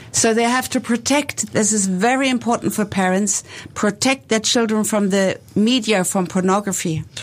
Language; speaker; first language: English; non-native, fluent; German